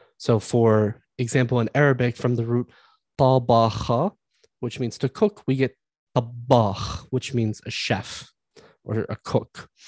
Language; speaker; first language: English; native; English